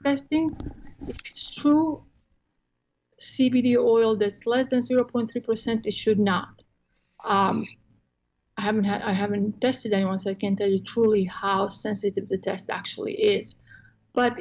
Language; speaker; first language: English; non-native, fluent; Croatian